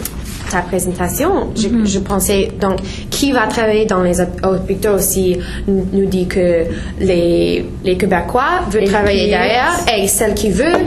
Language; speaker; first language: French; non-native, learner; English